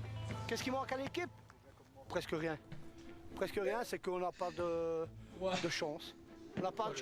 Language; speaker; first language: French; native; French